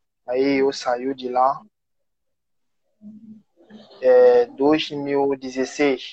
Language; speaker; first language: Portuguese; non-native, learner; French